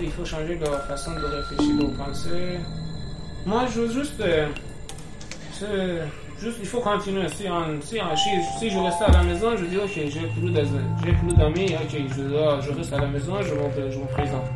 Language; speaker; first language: French; non-native, learner; Persian